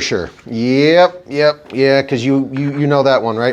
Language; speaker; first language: English; native; English